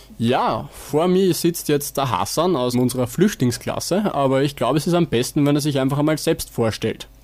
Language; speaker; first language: German; native; German